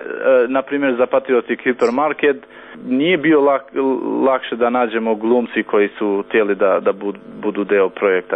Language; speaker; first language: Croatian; non-native, local second language; Albanian